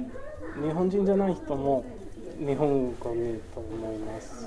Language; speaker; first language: Japanese; non-native, learner; English